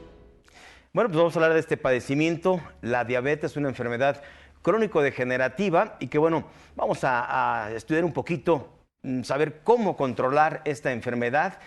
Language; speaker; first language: Spanish; native; Spanish